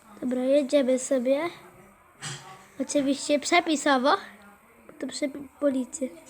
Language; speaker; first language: Polish; native; Polish